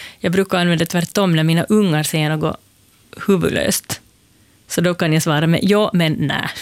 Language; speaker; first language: Swedish; native; Swedish